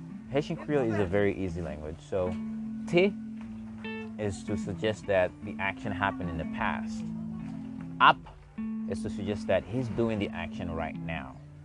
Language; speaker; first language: English; non-native, fluent; Haitian Creole